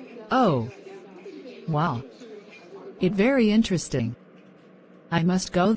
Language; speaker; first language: English; non-native, learner; Khmer